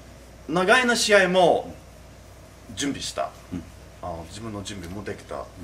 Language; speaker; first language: Japanese; non-native, fluent; English